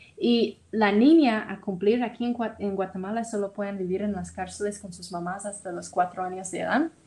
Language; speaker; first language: Spanish; non-native, fluent; English